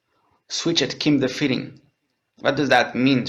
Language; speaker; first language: English; non-native, learner; French